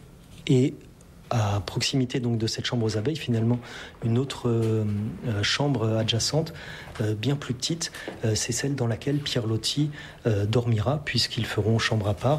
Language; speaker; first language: French; native; French